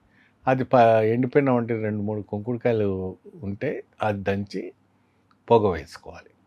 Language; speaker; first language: Telugu; non-native, fluent; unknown